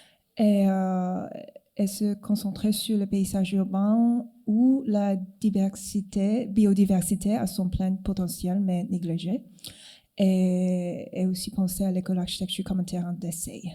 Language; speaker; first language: French; non-native, fluent; Cantonese